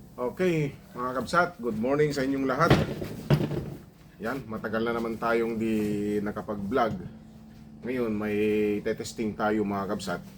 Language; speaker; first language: Filipino; non-native, local second language; Iloko